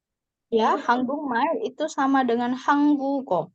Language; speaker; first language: Indonesian; native; Indonesian